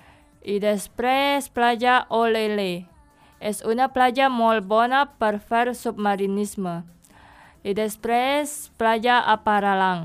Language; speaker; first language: Catalan; non-native, learner; Indonesian